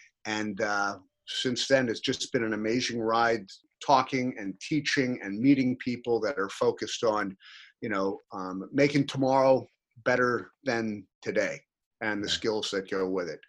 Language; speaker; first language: English; native; English